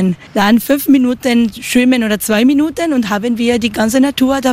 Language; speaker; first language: German; non-native, learner; Spanish